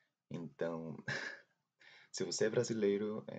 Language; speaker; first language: Portuguese; non-native, fluent; Spanish